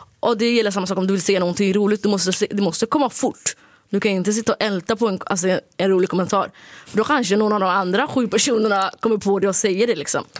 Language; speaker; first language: Swedish; early bilingual, other home language; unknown